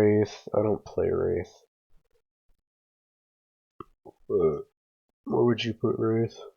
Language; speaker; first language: English; native; English